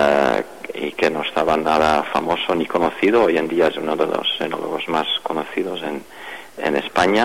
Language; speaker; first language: Spanish; non-native, fluent; Dutch